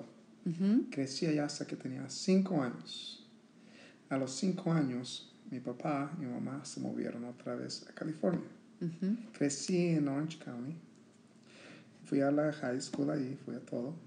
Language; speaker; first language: Spanish; early bilingual, heritage; Spanish